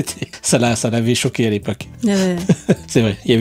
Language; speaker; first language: French; native; French